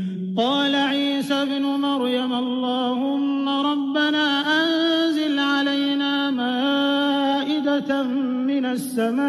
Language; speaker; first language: Arabic; native; Arabic